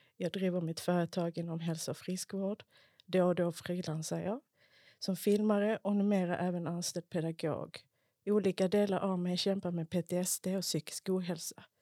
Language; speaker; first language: Swedish; early bilingual, other home language; Spanish